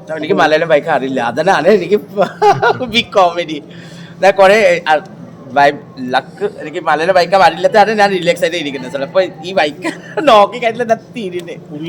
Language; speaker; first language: Malayalam; non-native, local second language; Assamese